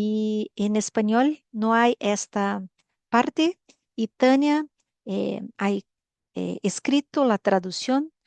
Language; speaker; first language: Spanish; non-native, learner; Portuguese